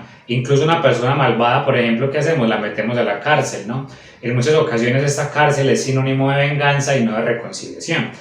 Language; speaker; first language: Spanish; native; Spanish